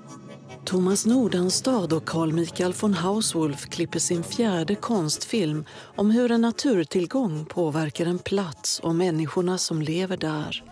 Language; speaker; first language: Swedish; native; Swedish